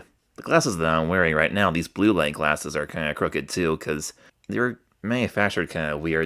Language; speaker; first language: English; native; English